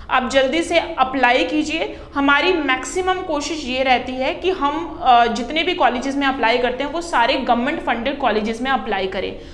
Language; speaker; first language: Hindi; non-native, local second language; Punjabi